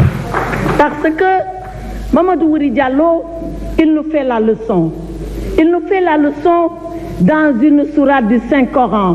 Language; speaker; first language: French; non-native, local second language; Fula